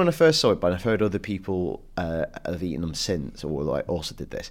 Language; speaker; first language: English; native; English